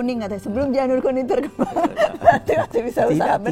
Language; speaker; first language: Indonesian; native; Indonesian